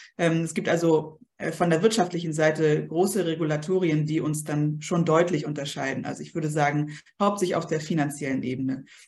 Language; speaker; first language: German; early bilingual, other home language; Polish